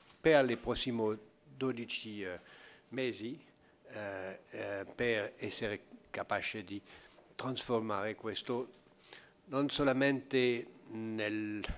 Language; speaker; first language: Italian; non-native, fluent; French